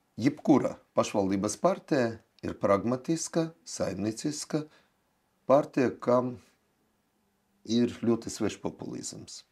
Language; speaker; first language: Latvian; non-native, local second language; Russian